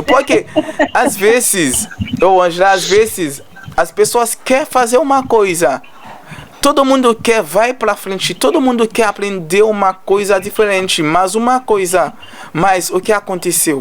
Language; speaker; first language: Portuguese; non-native, learner; Haitian Creole